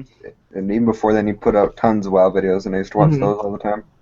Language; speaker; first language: English; native; English